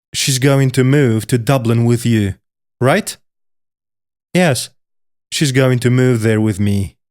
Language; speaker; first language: English; non-native, fluent; Polish